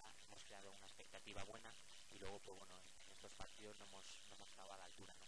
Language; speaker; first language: Spanish; native; Spanish